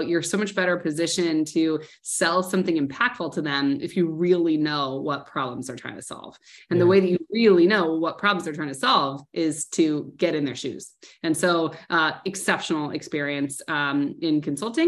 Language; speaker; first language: English; native; English